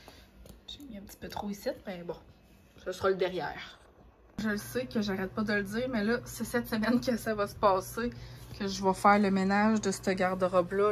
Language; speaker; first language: French; native; French